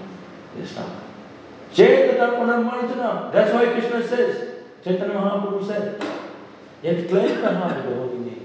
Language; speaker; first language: English; non-native, local second language; Bangla